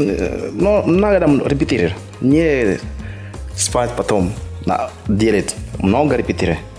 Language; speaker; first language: Russian; non-native, learner; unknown